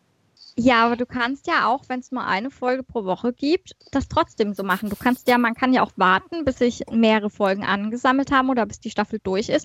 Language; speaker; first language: German; native; German